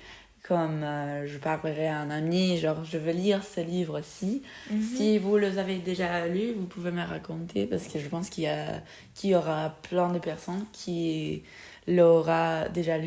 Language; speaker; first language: French; non-native, fluent; Spanish